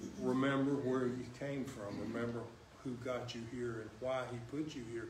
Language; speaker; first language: English; native; English